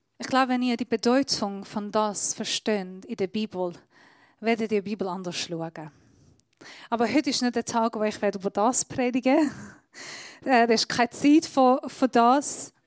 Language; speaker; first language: German; non-native, fluent; Persian